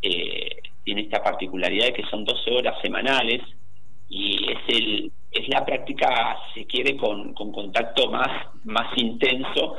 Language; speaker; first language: Spanish; native; Spanish